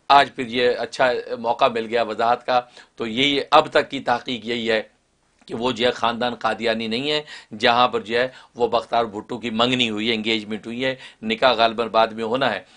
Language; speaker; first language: Urdu; native; Urdu